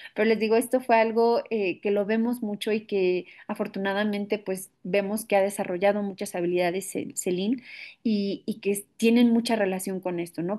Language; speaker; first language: Spanish; native; Spanish